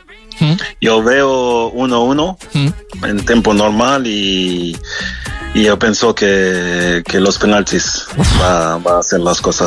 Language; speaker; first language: Spanish; non-native, fluent; French